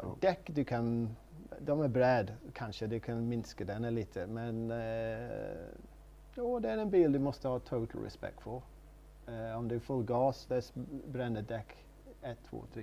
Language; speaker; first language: Swedish; non-native, learner; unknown